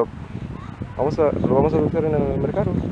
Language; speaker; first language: Spanish; non-native, learner; Indonesian